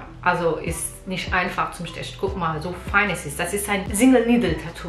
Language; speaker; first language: German; non-native, learner; Portuguese